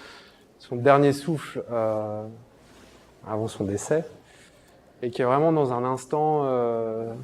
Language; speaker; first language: French; native; French